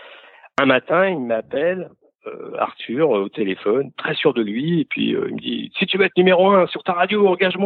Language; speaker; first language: French; native; French